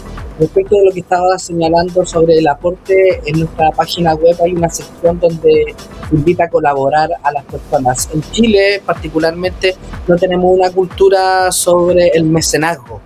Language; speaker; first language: Spanish; native; Spanish